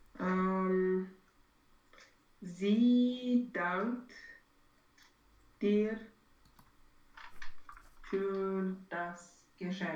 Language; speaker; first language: German; non-native, learner; Romanian